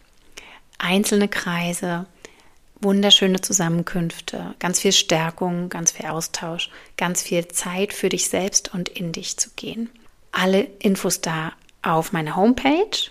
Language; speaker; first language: German; native; German